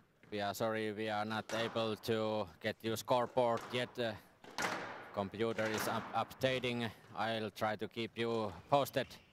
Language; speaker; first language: English; non-native, fluent; Finnish